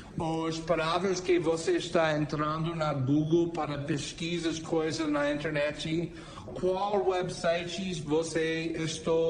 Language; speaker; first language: Portuguese; non-native, fluent; English